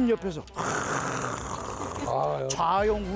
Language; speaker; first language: Korean; native; Korean